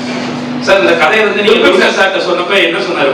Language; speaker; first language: Tamil; native; Tamil